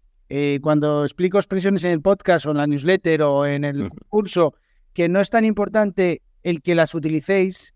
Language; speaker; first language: Spanish; native; Spanish